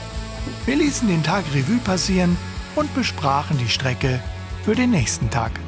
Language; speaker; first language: German; native; German